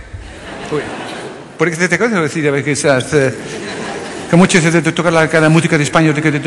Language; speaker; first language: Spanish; non-native, learner; French